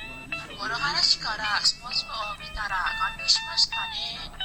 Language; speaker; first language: Japanese; non-native, learner; Indonesian